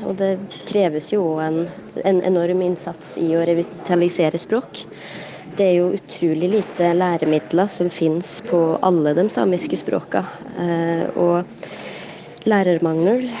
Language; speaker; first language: Norwegian; native; Norwegian